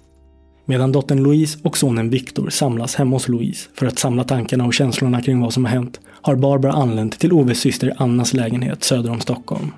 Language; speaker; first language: Swedish; native; Swedish